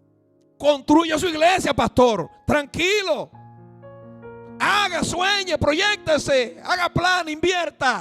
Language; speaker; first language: Spanish; native; Spanish